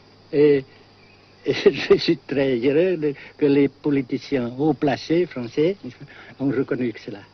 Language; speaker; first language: French; non-native, local second language; Vietnamese